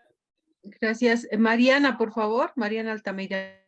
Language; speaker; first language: Spanish; native; Spanish